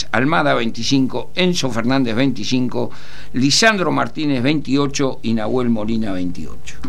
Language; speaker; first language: Spanish; native; Spanish